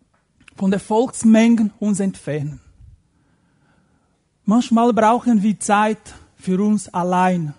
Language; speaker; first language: German; non-native, fluent; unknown